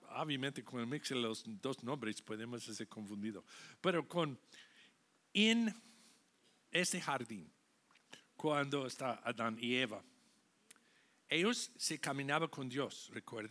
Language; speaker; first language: Spanish; non-native, fluent; English